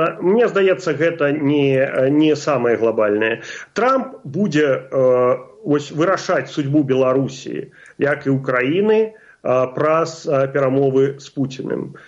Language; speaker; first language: Belarusian; non-native, local second language; Russian